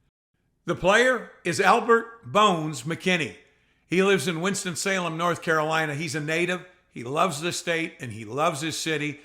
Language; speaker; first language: English; native; English